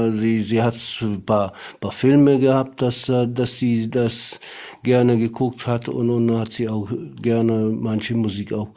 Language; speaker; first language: German; non-native, learner; Polish